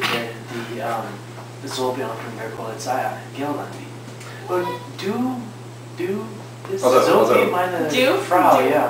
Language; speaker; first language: German; non-native, learner; English